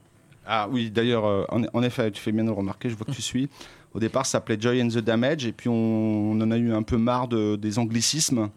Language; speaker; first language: French; native; French